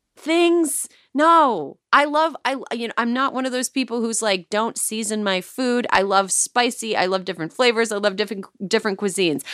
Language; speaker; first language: English; native; English